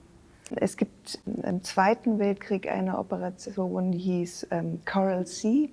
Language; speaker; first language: German; native; German